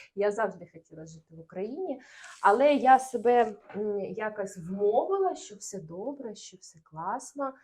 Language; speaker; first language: Ukrainian; non-native, local second language; Russian